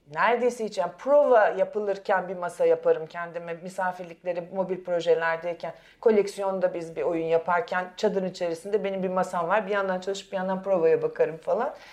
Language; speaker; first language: Turkish; native; Turkish